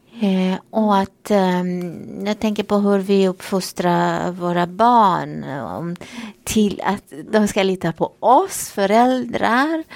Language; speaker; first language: Swedish; non-native, fluent; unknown